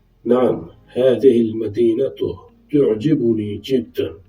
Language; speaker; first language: Arabic; non-native, fluent; Urdu